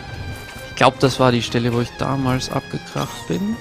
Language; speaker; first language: German; native; German